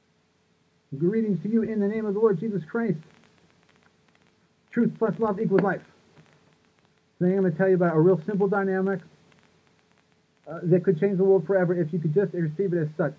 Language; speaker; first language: English; native; English